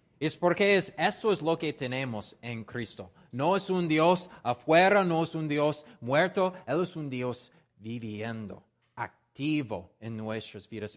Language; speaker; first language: Spanish; non-native, learner; English